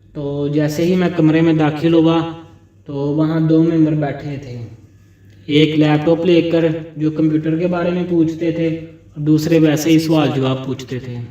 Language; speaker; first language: Urdu; non-native, local second language; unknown